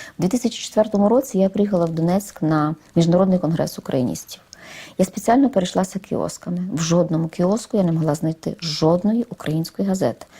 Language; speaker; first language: Ukrainian; native; Ukrainian